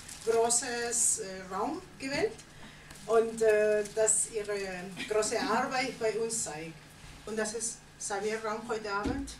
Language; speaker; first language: German; non-native, learner; Spanish